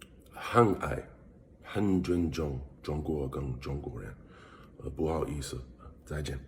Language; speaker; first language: Chinese; non-native, learner; English